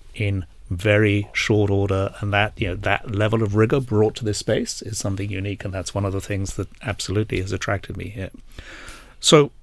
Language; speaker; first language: English; native; English